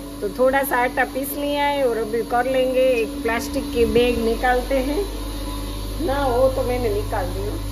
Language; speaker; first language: Hindi; non-native, local second language; Gujarati